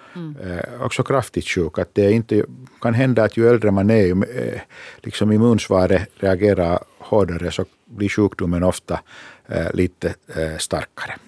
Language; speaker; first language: Swedish; non-native, local second language; Finnish